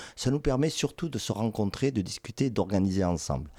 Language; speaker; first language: French; native; French